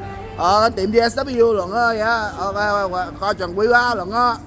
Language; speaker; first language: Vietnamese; early bilingual, heritage; Vietnamese